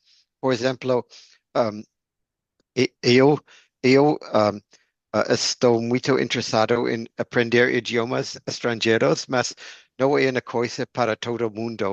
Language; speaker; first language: Portuguese; non-native, learner; English